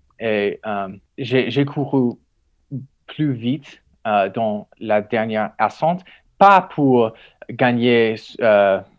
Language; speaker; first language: French; non-native, learner; English